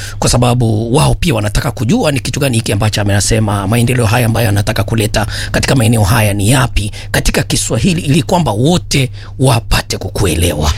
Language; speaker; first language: Swahili; non-native, local second language; Gusii